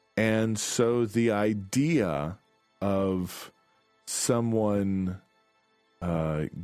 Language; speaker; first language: English; native; English